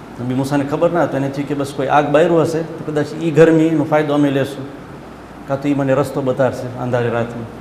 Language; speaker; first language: Gujarati; early bilingual, heritage; Gujarati